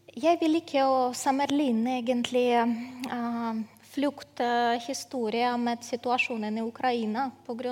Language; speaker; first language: Norwegian; non-native, fluent; Ukrainian